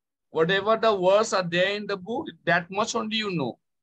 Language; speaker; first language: English; non-native, local second language; Bangla